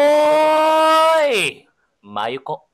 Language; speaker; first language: Japanese; native; Japanese